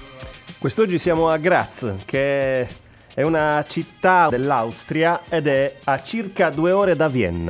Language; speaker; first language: Italian; native; Italian